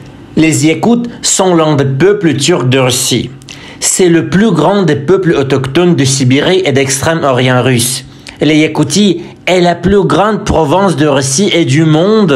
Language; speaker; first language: French; non-native, fluent; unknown